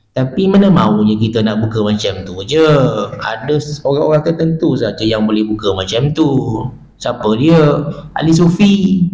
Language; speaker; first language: Malay; native; Malay